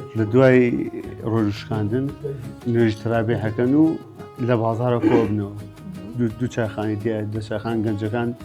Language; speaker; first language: Central Kurdish; non-native, local second language; Gurani